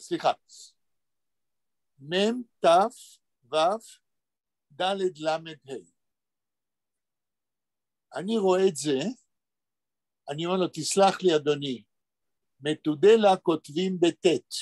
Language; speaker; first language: Hebrew; non-native, fluent; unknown